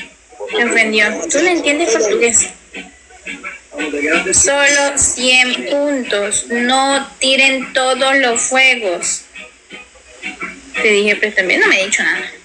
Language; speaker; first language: Spanish; native; Spanish